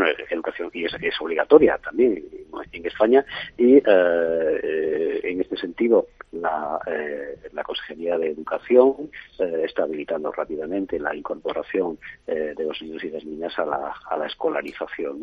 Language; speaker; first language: Spanish; native; Spanish